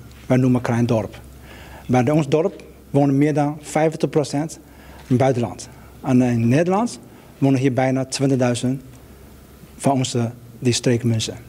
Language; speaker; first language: Dutch; non-native, learner; Chinese